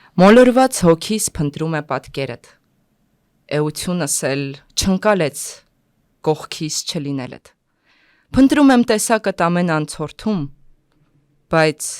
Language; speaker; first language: Armenian; non-native, fluent; Russian